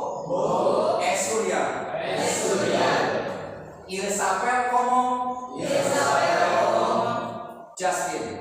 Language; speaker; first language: French; non-native, learner; Indonesian